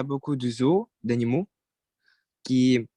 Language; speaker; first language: French; non-native, learner; Russian